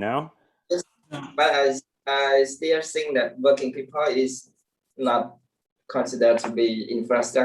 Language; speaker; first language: English; non-native, learner; Khmer